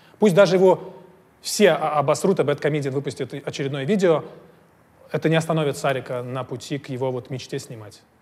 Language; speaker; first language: Russian; native; Russian